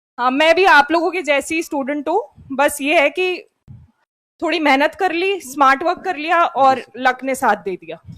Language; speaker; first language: Hindi; native; Hindi